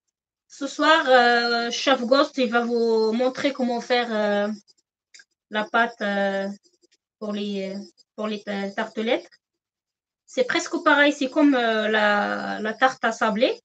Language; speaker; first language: French; non-native, local second language; Arabic